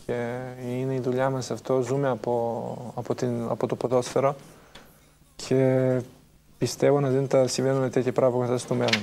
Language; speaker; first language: Greek; non-native, fluent; Serbian